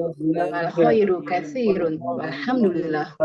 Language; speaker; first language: Arabic; non-native, learner; Indonesian